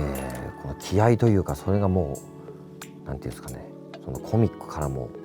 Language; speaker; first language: Japanese; native; Japanese